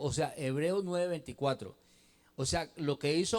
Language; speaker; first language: Spanish; native; Spanish